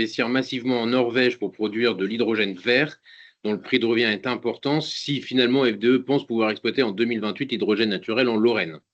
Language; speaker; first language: French; native; French